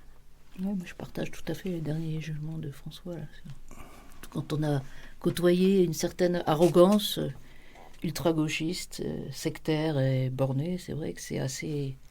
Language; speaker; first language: French; native; French